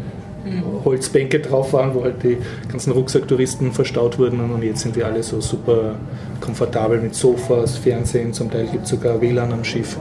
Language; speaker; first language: German; native; German